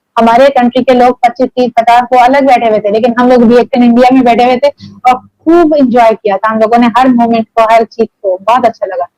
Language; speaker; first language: Urdu; native; Urdu